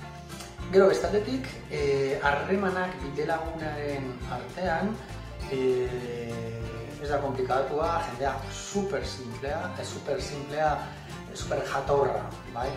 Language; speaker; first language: Basque; non-native, local second language; Spanish